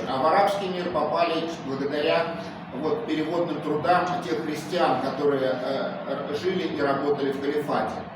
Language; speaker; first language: Russian; native; Russian